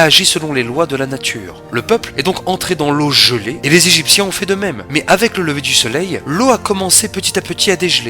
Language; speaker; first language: French; native; French